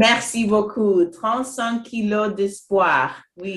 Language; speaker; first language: French; non-native, fluent; Spanish